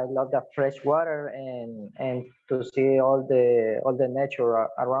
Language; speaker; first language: English; non-native, fluent; Spanish